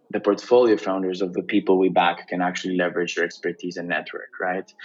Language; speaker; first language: English; non-native, fluent; Greek